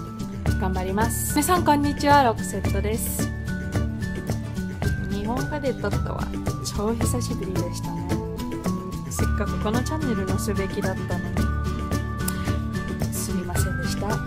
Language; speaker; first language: Japanese; non-native, learner; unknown